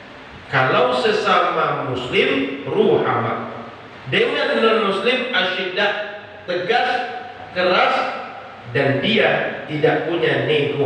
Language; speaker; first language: Indonesian; non-native, local second language; Malay